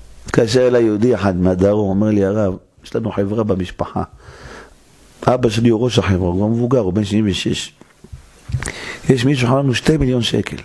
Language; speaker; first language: Hebrew; native; Hebrew